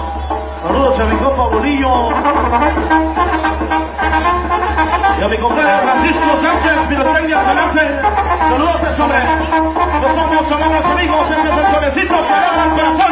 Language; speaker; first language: Spanish; native; Spanish